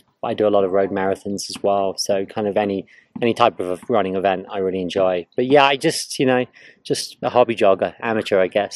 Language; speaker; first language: English; native; English